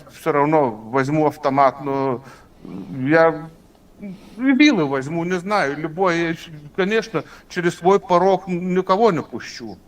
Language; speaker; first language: Russian; non-native, fluent; Lithuanian